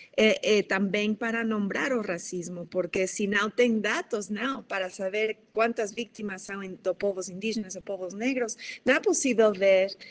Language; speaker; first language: Portuguese; non-native, fluent; Spanish